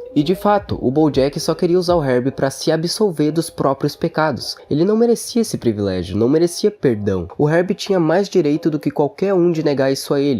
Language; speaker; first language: Portuguese; native; Portuguese